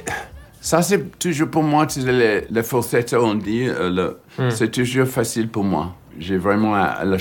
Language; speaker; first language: French; non-native, fluent; English